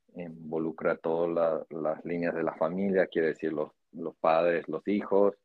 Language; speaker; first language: Spanish; non-native, fluent; English